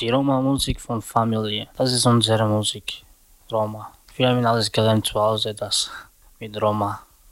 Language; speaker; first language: German; non-native, learner; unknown